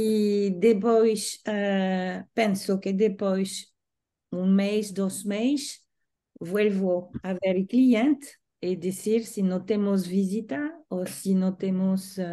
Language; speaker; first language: Portuguese; non-native, learner; Spanish